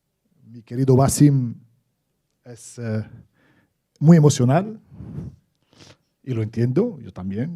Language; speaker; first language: Spanish; non-native, fluent; Arabic